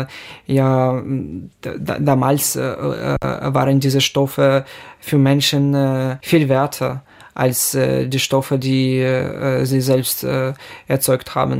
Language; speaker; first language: German; non-native, fluent; Ukrainian